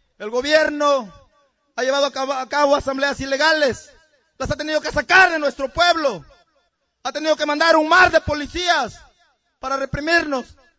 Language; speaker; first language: Spanish; native; Spanish